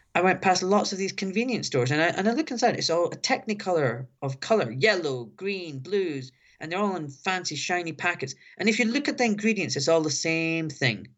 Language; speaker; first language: English; native; English